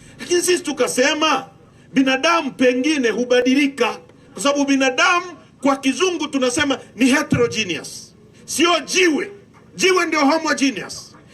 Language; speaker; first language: Swahili; native; Swahili